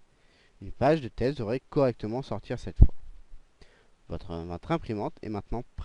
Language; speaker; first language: French; native; French